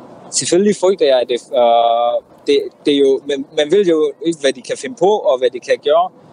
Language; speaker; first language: Danish; non-native, fluent; Hakha Chin